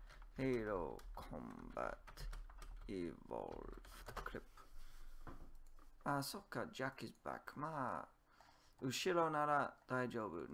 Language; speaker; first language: Japanese; non-native, learner; English